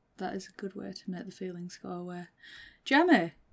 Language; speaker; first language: English; native; English